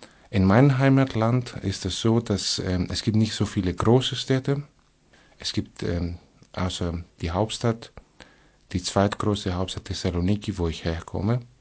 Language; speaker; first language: German; non-native, fluent; Greek